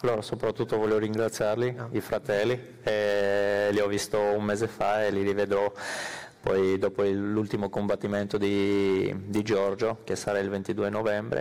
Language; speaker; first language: Italian; non-native, fluent; Armenian